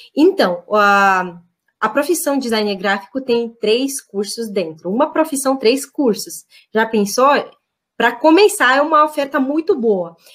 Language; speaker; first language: Portuguese; non-native, fluent; Russian